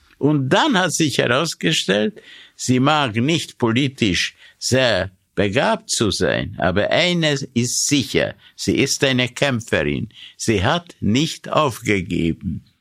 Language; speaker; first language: German; non-native, fluent; Hungarian